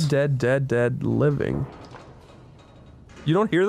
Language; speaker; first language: English; native; English